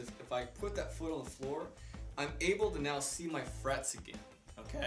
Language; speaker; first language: English; native; English